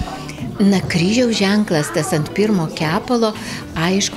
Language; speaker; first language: Lithuanian; native; Lithuanian